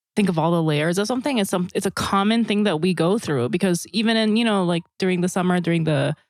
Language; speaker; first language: English; non-native, fluent; Korean